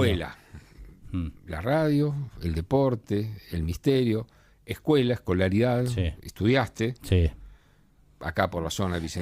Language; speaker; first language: Spanish; native; Spanish